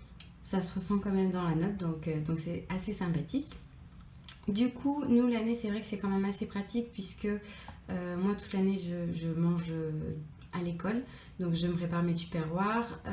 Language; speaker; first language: French; native; French